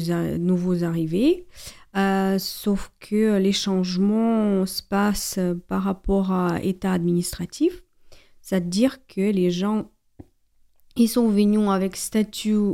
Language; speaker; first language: French; non-native, fluent; Ukrainian